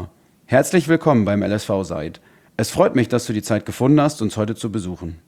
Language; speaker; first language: German; native; German